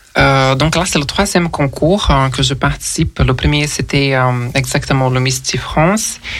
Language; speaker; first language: French; non-native, fluent; Portuguese